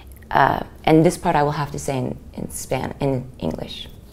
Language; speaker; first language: English; early bilingual, other home language; Spanish